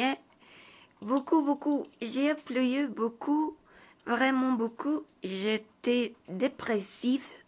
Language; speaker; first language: French; non-native, learner; Spanish